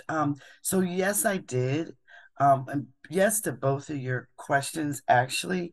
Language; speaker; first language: English; native; English